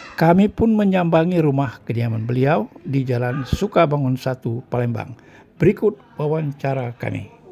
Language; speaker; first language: Indonesian; native; Indonesian